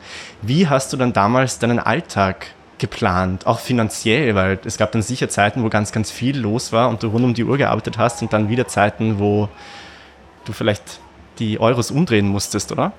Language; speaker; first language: German; native; German